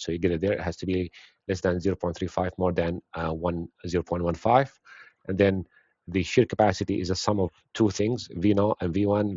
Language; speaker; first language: English; non-native, fluent; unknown